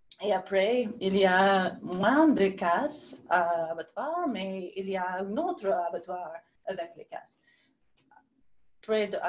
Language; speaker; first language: French; non-native, learner; English